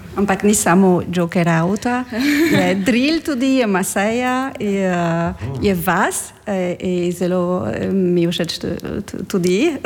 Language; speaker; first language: Slovenian; non-native, learner; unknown